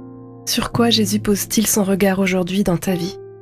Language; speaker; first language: French; native; French